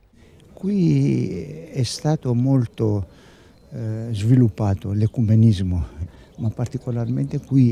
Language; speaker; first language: Italian; non-native, fluent; Greek